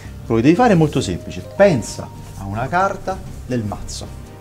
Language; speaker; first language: Italian; native; Italian